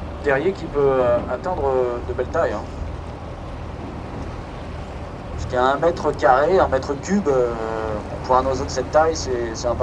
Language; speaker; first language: French; native; French